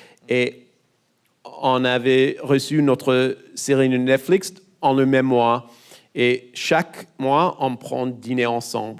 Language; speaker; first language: French; non-native, learner; English